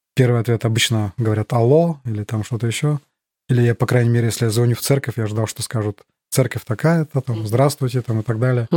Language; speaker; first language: Russian; native; Russian